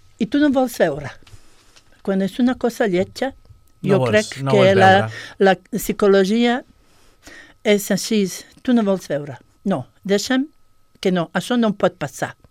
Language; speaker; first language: Catalan; non-native, fluent; Bosnian